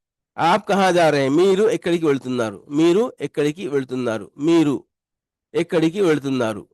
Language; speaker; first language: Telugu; non-native, local second language; Urdu